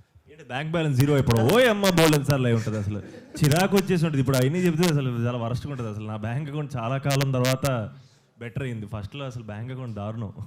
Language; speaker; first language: Telugu; native; Telugu